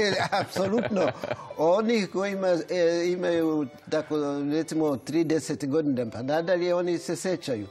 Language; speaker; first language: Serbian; non-native, fluent; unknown